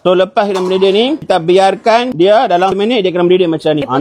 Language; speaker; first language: Malay; native; Malay